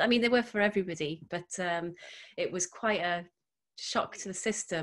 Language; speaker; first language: English; native; English